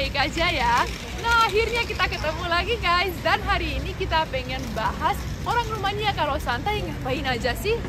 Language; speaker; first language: Indonesian; non-native, fluent; Romanian